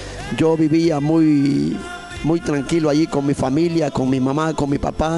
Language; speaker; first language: Spanish; native; Spanish